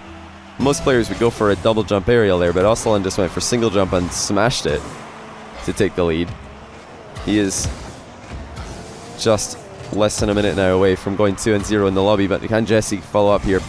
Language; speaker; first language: English; native; English